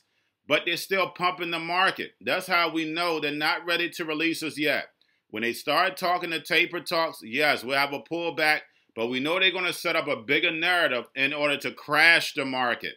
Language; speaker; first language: English; native; English